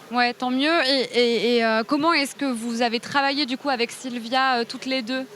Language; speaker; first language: French; native; French